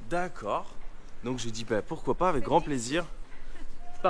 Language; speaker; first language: French; native; French